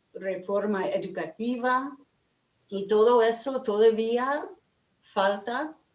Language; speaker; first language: Spanish; non-native, fluent; English